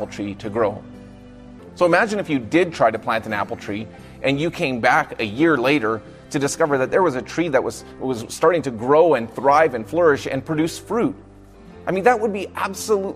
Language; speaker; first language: English; native; English